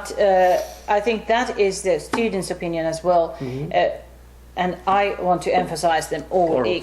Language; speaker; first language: English; non-native, fluent; Finnish